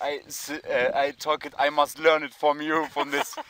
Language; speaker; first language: English; non-native, learner; German